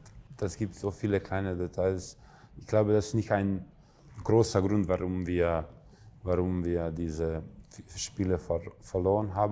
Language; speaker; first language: German; non-native, fluent; Croatian